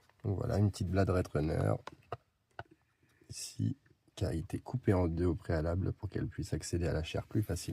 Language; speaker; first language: French; native; French